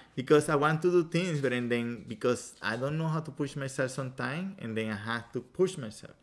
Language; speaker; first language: English; non-native, fluent; Spanish